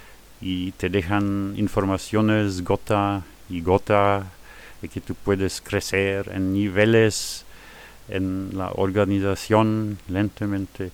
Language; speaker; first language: Spanish; non-native, fluent; German